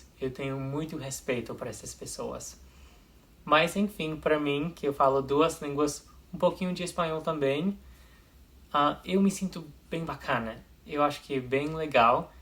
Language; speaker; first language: Portuguese; non-native, fluent; English